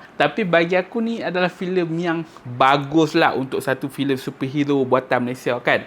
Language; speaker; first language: Malay; native; Malay